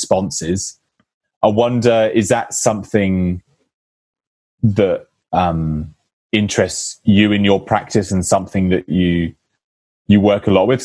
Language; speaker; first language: English; native; English